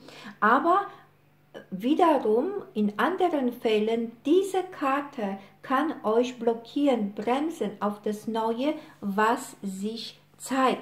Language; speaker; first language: German; non-native, fluent; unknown